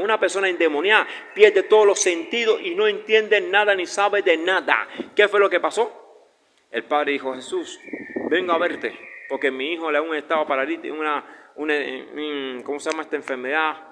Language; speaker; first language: Spanish; native; Spanish